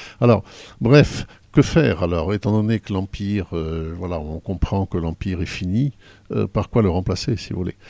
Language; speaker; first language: French; native; French